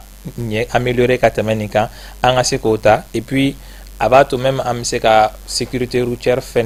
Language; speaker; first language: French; non-native, local second language; Bambara